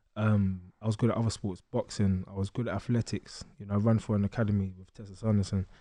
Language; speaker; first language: English; native; English